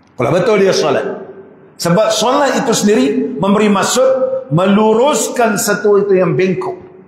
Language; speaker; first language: Malay; native; Malay